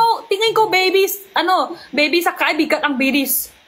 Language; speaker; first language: Filipino; non-native, learner; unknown